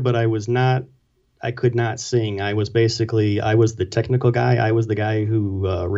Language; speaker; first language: English; native; English